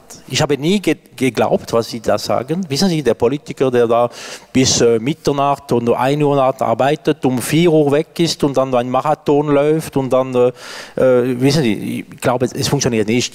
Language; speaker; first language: German; non-native, local second language; French